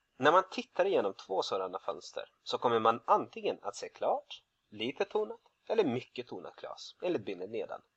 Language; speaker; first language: Swedish; non-native, fluent; Russian